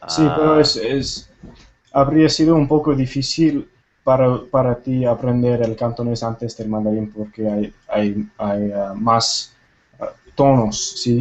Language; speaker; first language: Spanish; non-native, fluent; Tamil